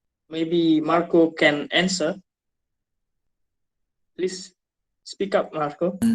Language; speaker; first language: English; non-native, fluent; Indonesian